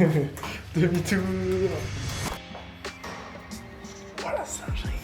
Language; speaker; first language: French; native; French